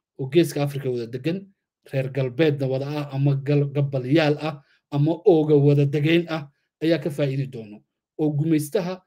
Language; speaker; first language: Somali; native; Somali